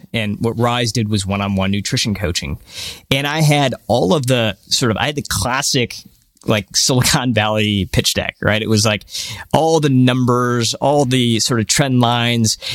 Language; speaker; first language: English; early bilingual, other home language; Hindi